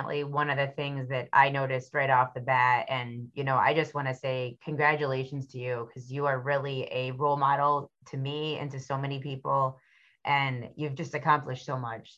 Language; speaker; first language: English; native; English